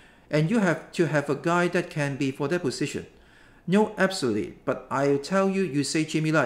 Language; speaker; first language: English; non-native, local second language; Cantonese